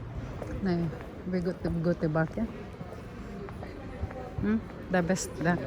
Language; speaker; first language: Swedish; non-native, learner; Filipino